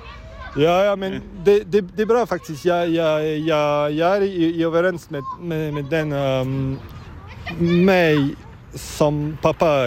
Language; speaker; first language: Swedish; non-native, learner; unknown